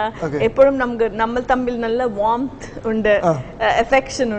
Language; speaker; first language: Malayalam; non-native, learner; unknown